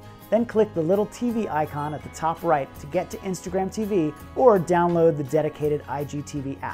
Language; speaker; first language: English; native; English